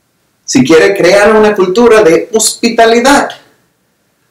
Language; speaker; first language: Spanish; non-native, fluent; English